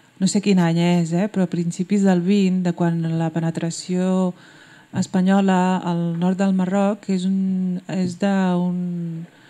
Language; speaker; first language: Catalan; early bilingual, other home language; Berber languages